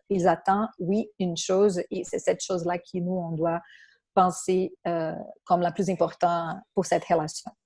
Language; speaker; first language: French; non-native, fluent; Portuguese